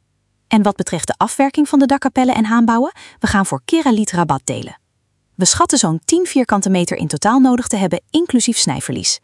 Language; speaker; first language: Dutch; native; Dutch